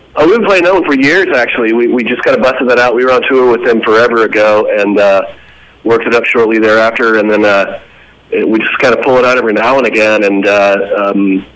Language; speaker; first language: English; native; English